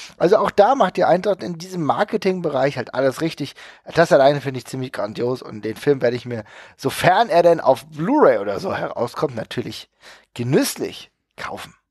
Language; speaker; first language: German; native; German